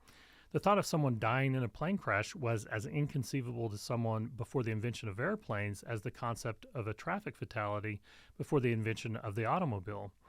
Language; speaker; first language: English; native; English